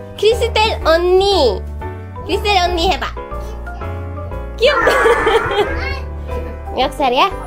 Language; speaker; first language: Korean; non-native, learner; Filipino